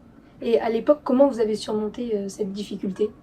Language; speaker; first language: French; native; French